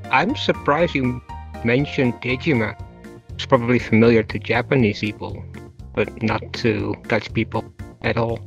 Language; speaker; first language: English; non-native, fluent; Dutch